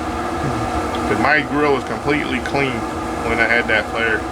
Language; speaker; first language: English; native; English